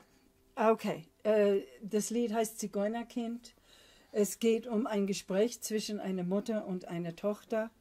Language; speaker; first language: German; non-native, fluent; English